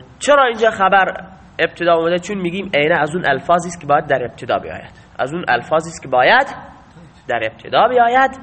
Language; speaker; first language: Persian; non-native, local second language; Baluchi